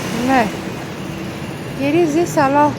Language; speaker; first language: Greek; non-native, learner; Armenian